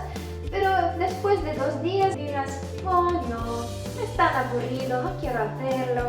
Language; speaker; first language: Spanish; non-native, fluent; Russian